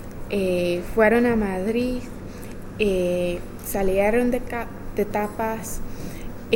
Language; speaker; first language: Spanish; non-native, fluent; English